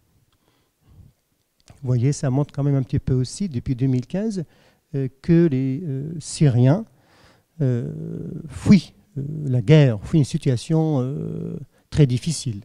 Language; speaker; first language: French; non-native, fluent; Arabic